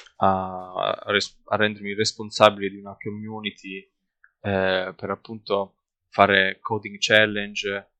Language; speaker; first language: Italian; native; Italian